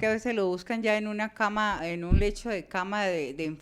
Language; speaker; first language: Spanish; native; Spanish